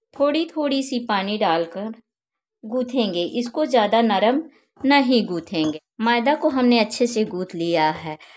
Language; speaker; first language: Hindi; native; Hindi